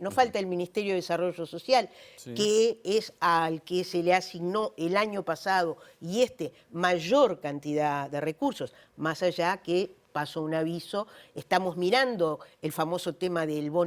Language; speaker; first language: Spanish; native; Spanish